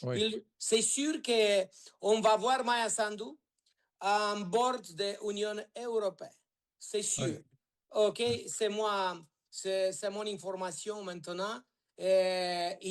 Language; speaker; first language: French; non-native, learner; Romanian